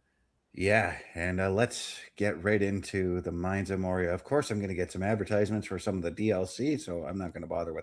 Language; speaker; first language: English; native; English